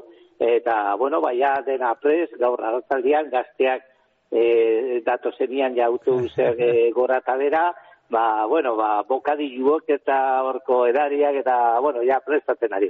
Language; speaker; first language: Basque; native; Basque